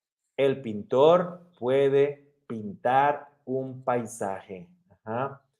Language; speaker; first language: Spanish; non-native, fluent; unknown